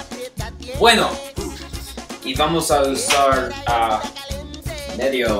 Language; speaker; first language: Spanish; non-native, learner; English